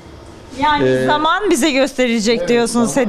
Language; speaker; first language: Turkish; native; Turkish